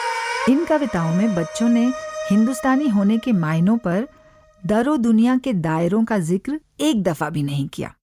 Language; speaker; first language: Hindi; native; Hindi